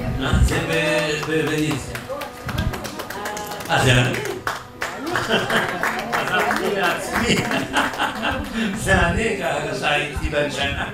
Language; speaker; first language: Hebrew; non-native, fluent; French